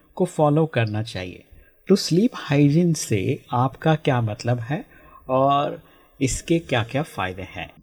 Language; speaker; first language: Hindi; native; Hindi